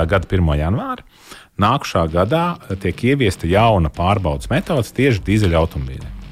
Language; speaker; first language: Latvian; native; Latvian